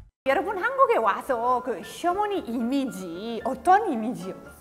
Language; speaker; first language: Korean; non-native, fluent; Italian